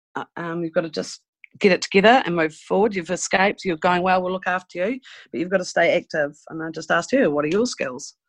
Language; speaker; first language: English; native; English